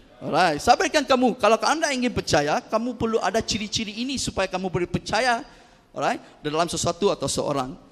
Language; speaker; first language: Malay; non-native, local second language; Tamil